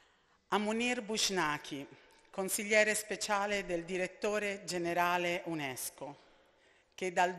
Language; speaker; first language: Italian; native; Italian